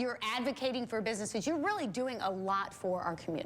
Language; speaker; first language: English; native; English